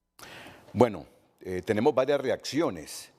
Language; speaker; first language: Spanish; native; Spanish